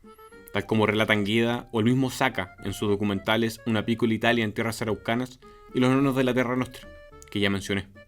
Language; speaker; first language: Spanish; native; Spanish